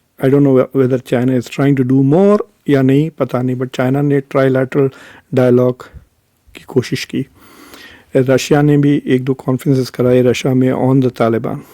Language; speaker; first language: Urdu; native; Urdu